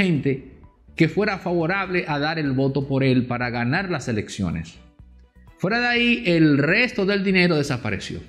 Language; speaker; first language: Spanish; native; Spanish